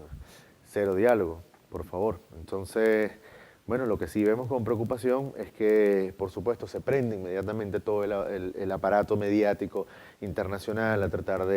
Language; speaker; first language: Spanish; native; Spanish